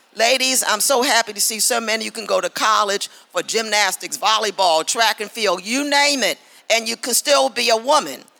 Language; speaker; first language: English; native; English